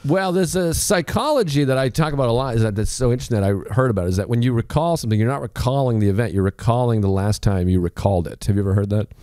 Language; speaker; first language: English; native; English